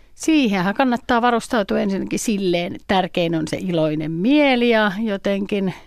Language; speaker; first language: Finnish; native; Finnish